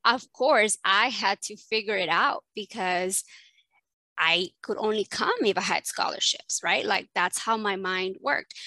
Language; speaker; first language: English; early bilingual, other home language; Spanish